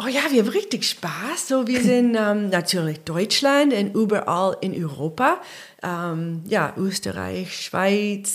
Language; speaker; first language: German; non-native, learner; English